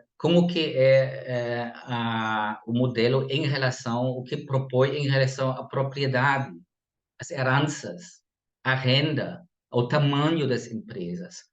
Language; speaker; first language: Portuguese; non-native, fluent; German